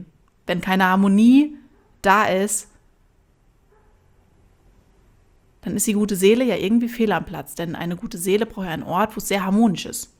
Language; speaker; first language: German; native; German